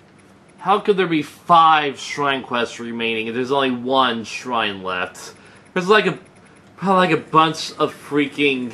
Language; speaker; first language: English; native; English